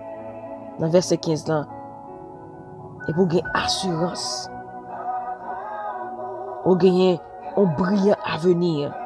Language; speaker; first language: French; non-native, local second language; Haitian Creole